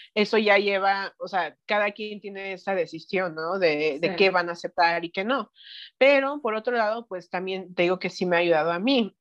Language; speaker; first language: Spanish; early bilingual, heritage; Spanish